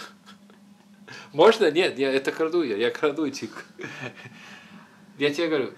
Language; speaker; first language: Russian; early bilingual, heritage; Russian